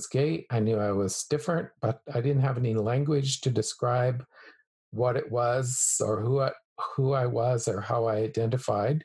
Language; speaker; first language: English; native; English